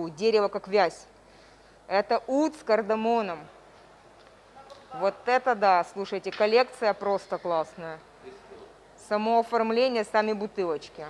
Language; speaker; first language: Russian; native; Russian